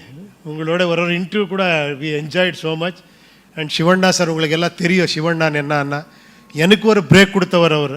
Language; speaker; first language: Tamil; non-native, local second language; Kannada